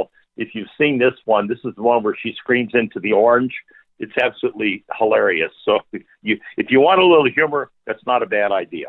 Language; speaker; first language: English; native; English